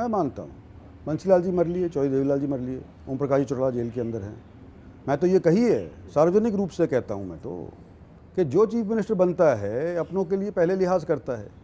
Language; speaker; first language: Hindi; native; Hindi